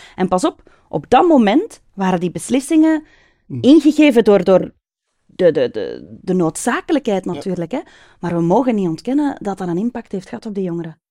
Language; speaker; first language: Dutch; native; Dutch